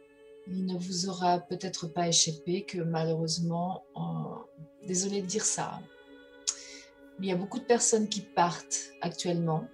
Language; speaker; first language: French; native; French